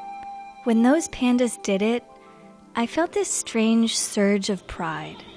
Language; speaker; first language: English; native; English